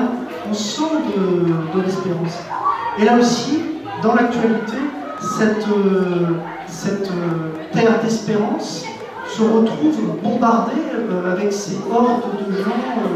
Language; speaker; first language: French; native; French